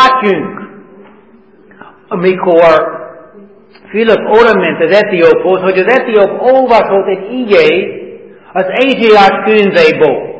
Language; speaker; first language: Hungarian; non-native, fluent; English